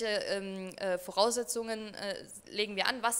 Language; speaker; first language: German; native; German